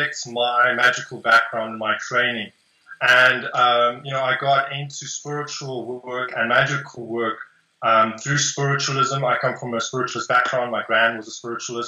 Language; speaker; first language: English; native; English